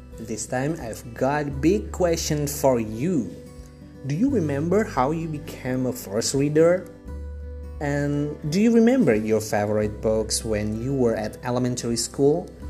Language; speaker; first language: English; non-native, learner; Indonesian